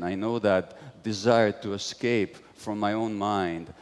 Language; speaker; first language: English; non-native, fluent; Hungarian